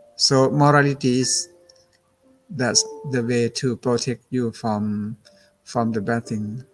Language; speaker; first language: English; non-native, learner; Thai